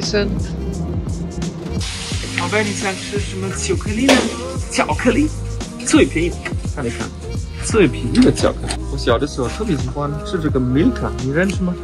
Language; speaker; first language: Chinese; non-native, fluent; German